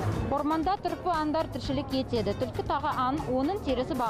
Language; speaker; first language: Kazakh; non-native, local second language; Russian